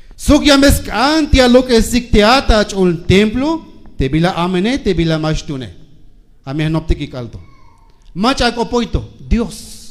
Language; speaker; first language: Spanish; non-native, local second language; Tzeltal